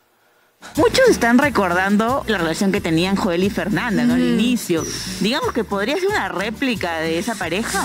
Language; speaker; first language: Spanish; native; Spanish